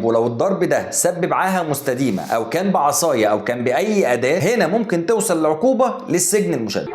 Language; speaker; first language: Arabic; native; Arabic